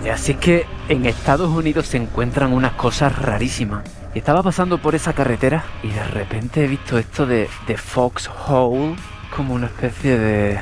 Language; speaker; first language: Spanish; native; Spanish